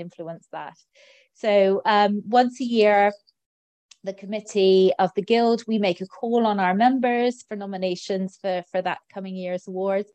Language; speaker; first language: English; native; English